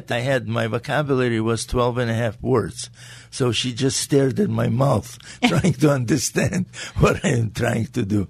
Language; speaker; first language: English; non-native, fluent; Latvian